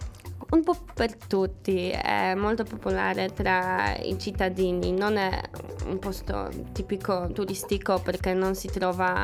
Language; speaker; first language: Italian; non-native, fluent; Polish